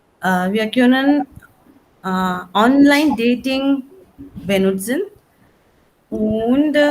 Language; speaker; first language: German; non-native, learner; Hindi